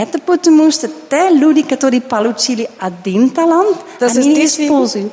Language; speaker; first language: Russian; non-native, learner; Dutch